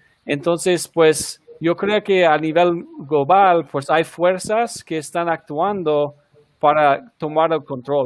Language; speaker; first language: Spanish; non-native, fluent; English